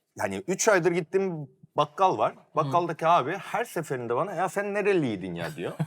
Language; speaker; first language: Turkish; early bilingual, other home language; Korean